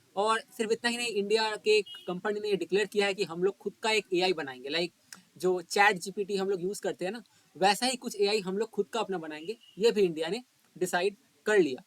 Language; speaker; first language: Hindi; non-native, local second language; Bangla